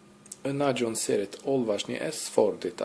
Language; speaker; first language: Hungarian; non-native, learner; English